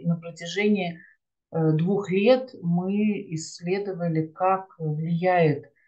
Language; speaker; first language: Russian; native; Russian